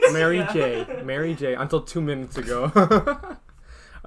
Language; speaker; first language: English; native; English